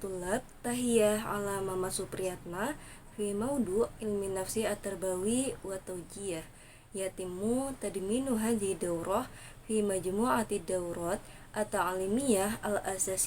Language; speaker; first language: Arabic; non-native, learner; Indonesian